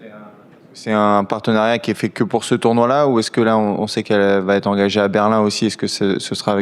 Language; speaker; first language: French; native; French